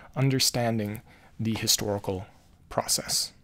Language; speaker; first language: English; native; English